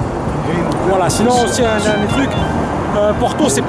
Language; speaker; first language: French; native; French